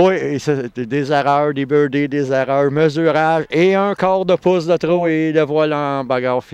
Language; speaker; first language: French; native; French